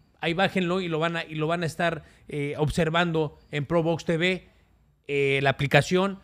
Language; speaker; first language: Spanish; native; Spanish